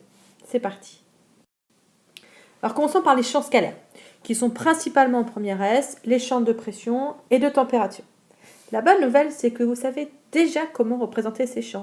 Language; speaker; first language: French; native; French